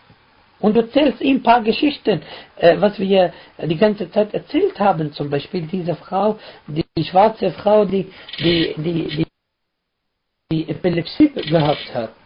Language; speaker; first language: German; non-native, fluent; Arabic